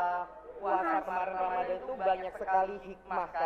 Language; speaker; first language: Indonesian; native; Indonesian